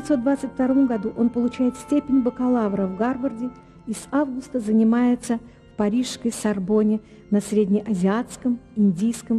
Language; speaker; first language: Russian; native; Russian